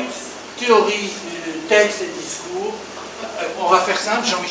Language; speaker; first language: French; native; French